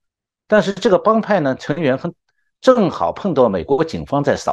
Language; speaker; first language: Chinese; native; Chinese